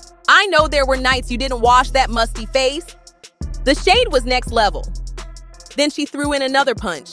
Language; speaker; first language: English; native; English